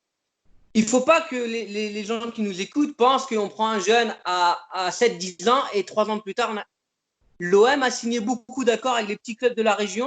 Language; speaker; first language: French; native; French